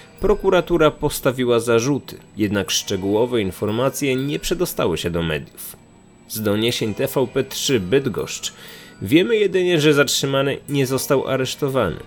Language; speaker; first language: Polish; native; Polish